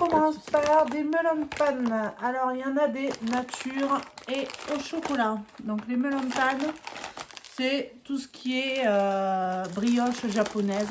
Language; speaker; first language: French; native; French